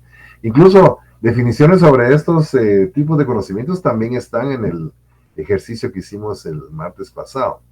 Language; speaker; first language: Spanish; native; Spanish